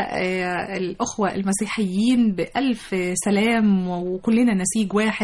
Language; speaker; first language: Arabic; native; Arabic